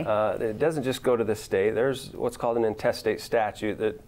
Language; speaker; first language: English; native; English